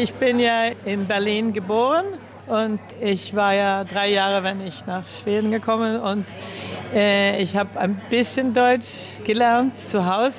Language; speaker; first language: German; early bilingual, heritage; Swedish